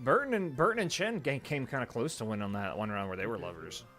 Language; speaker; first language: English; native; English